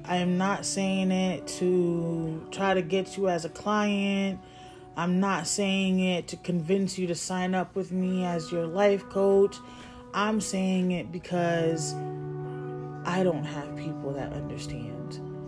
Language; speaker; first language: English; native; English